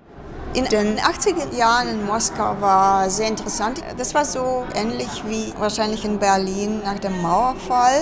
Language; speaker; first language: German; non-native, fluent; Russian